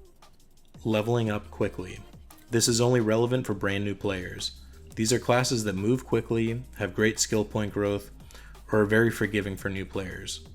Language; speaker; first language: English; native; English